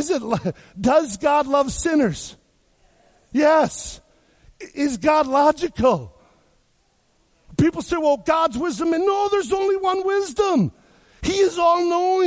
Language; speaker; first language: English; native; English